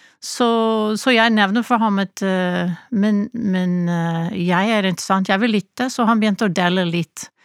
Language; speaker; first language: Norwegian; non-native, fluent; English